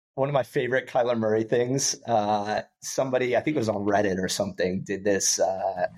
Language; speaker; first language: English; native; English